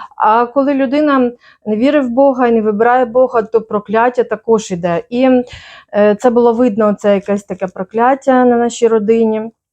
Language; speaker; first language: Ukrainian; native; Ukrainian